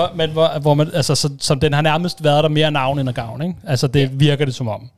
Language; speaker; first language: Danish; native; Danish